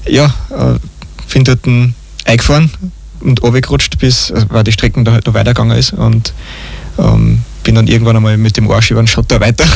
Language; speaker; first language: German; native; German